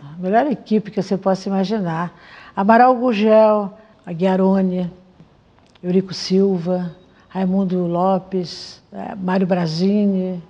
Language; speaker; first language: Portuguese; native; Portuguese